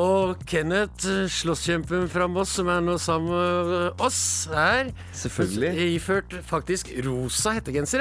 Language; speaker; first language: Norwegian; native; Norwegian